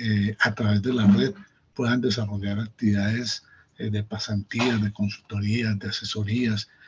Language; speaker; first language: Spanish; native; Spanish